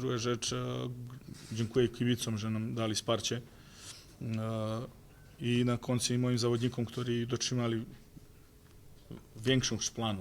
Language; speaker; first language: Polish; non-native, fluent; Croatian